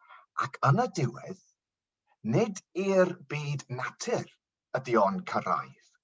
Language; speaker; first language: Welsh; non-native, local second language; English